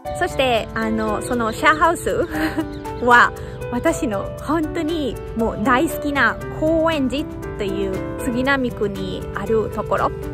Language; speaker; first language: Japanese; non-native, fluent; Italian